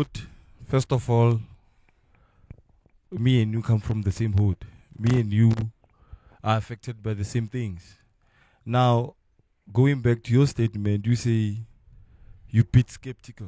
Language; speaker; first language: English; non-native, local second language; Tswana